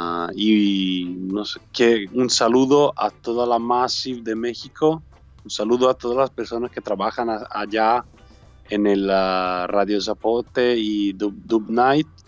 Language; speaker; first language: Spanish; non-native, learner; Italian